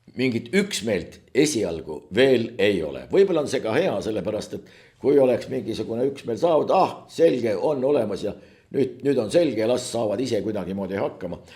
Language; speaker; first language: Estonian; native; Estonian